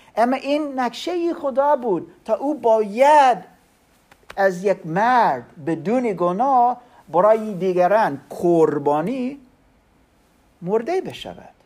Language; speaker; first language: Persian; non-native, learner; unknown